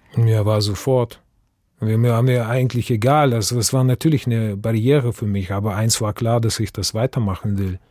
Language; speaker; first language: German; non-native, fluent; Russian